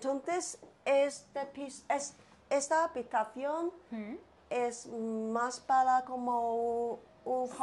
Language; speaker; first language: Spanish; non-native, learner; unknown